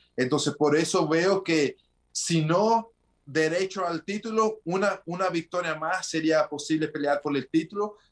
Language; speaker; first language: Spanish; early bilingual, heritage; Spanish